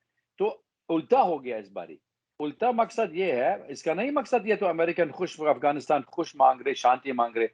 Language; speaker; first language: Hindi; non-native, fluent; Arabic